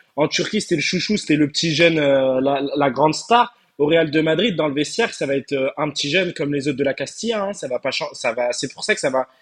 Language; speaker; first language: French; early bilingual, other home language; Turkish